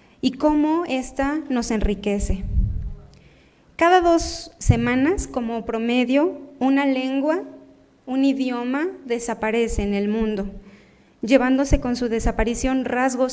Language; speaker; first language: Spanish; native; Spanish